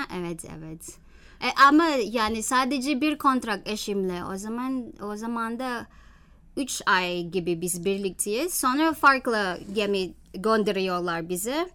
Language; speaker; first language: Turkish; non-native, learner; Filipino